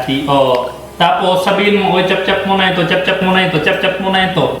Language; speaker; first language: Filipino; non-native, learner; Punjabi